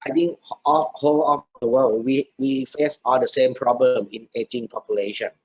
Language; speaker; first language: English; non-native, learner; Thai